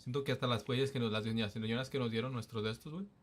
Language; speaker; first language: Spanish; early bilingual, heritage; Spanish